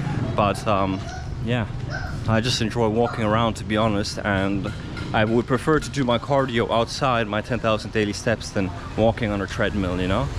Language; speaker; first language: English; non-native, fluent; Finnish